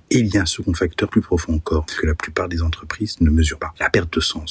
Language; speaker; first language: French; native; French